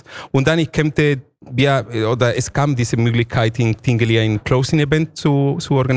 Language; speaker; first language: German; non-native, fluent; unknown